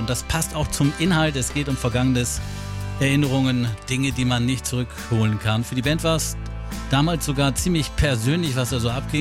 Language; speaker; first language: German; native; German